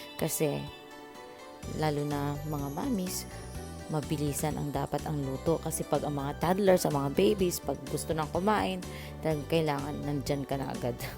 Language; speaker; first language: Filipino; non-native, local second language; Cebuano